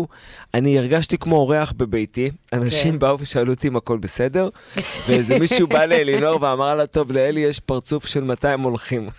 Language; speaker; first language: Hebrew; native; Hebrew